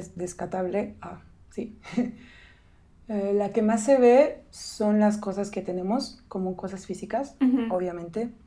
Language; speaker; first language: Spanish; native; Spanish